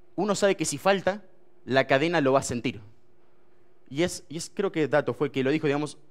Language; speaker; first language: Spanish; native; Spanish